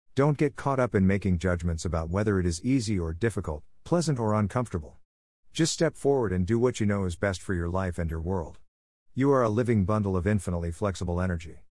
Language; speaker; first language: English; non-native, local second language; Bemba